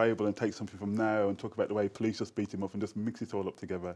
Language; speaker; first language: English; native; English